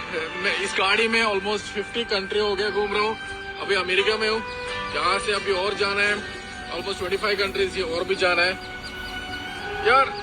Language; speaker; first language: Hindi; non-native, local second language; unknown